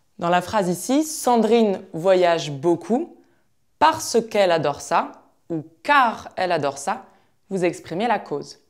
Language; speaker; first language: French; native; French